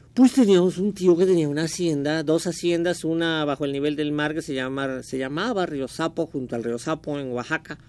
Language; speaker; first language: Spanish; native; Spanish